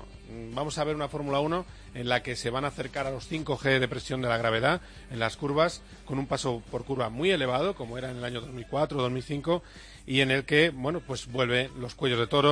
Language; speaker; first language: Spanish; native; Spanish